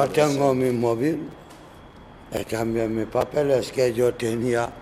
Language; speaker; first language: Spanish; non-native, learner; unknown